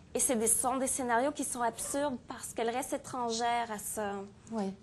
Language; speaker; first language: French; native; French